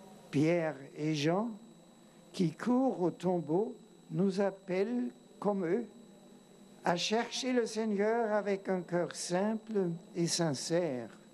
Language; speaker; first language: French; non-native, fluent; German